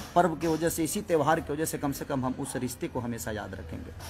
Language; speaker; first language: Hindi; native; Hindi